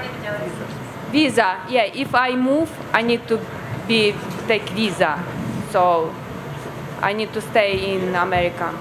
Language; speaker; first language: English; non-native, learner; Ukrainian